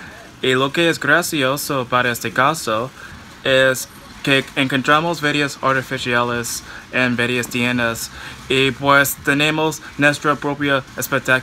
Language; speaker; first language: Spanish; non-native, fluent; English